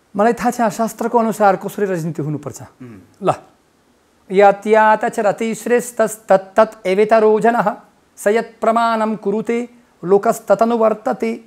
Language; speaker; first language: Nepali; non-native, fluent; Russian